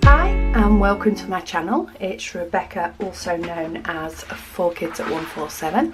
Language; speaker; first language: English; native; English